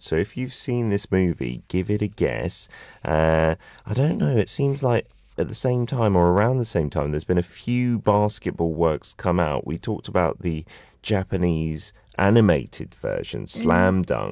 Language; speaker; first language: English; native; English